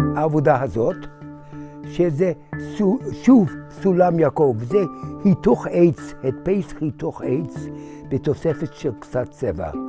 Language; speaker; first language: Hebrew; non-native, fluent; English